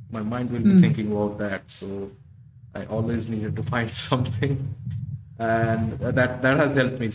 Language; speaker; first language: English; non-native, local second language; Bangla